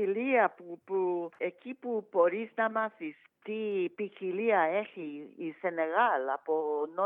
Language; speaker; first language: Greek; non-native, fluent; English